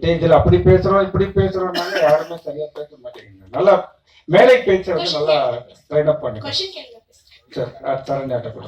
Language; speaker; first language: Tamil; native; Tamil